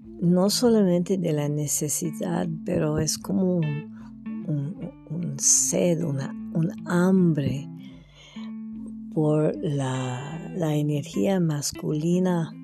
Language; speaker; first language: Spanish; non-native, fluent; French